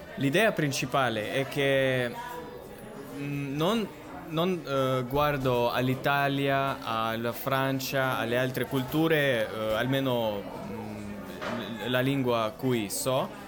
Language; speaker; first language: Italian; non-native, fluent; Russian